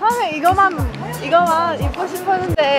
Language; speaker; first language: Korean; non-native, learner; Persian